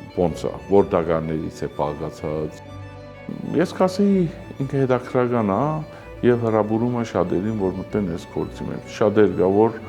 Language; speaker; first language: Armenian; early bilingual, heritage; Armenian